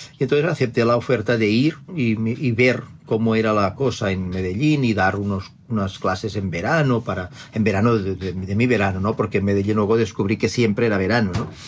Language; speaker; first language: Spanish; non-native, local second language; Catalan